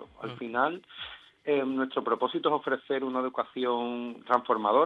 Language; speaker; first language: Spanish; native; Spanish